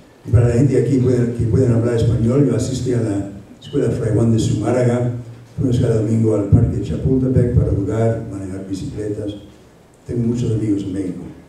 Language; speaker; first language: Spanish; early bilingual, other home language; English